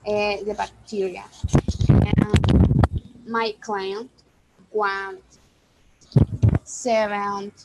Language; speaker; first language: English; non-native, learner; Spanish